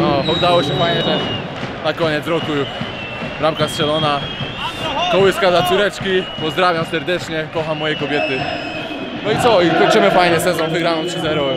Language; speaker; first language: Polish; native; Polish